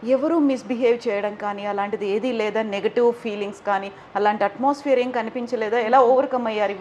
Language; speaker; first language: Telugu; native; Telugu